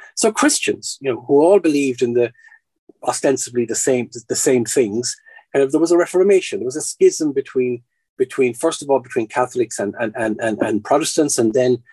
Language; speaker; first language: English; native; English